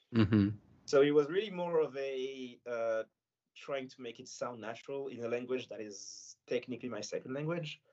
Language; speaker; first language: English; non-native, fluent; French